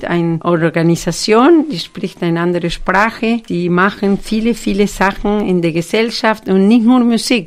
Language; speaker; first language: German; non-native, fluent; Spanish